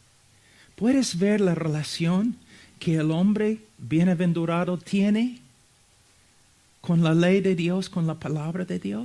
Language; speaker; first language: Spanish; non-native, fluent; English